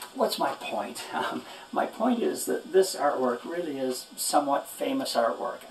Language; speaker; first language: English; native; English